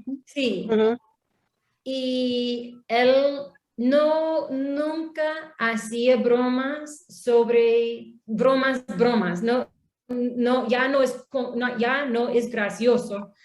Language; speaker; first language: Spanish; non-native, learner; English